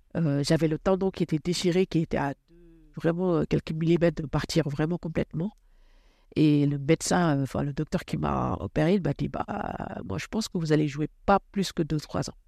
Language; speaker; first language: French; non-native, local second language; Wolof